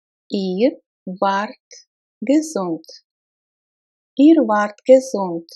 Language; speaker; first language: German; non-native, fluent; Russian